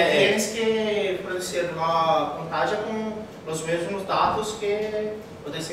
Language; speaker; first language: Spanish; non-native, learner; Portuguese